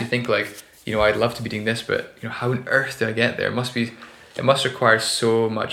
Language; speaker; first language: English; native; English